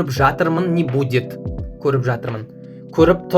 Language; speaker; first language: Kazakh; non-native, learner; Russian